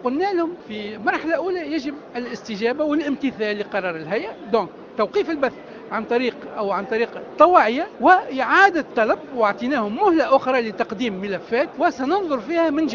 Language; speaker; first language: Arabic; native; Arabic